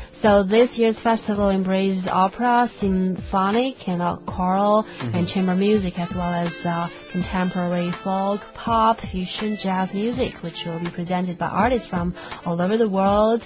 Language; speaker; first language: English; non-native, fluent; Chinese